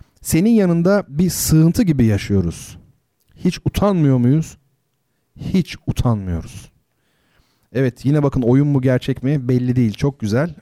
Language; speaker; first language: Turkish; native; Turkish